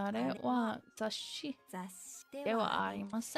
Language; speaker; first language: Japanese; non-native, learner; English